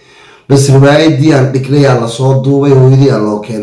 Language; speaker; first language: Somali; native; Somali